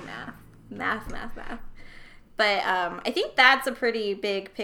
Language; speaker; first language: English; native; English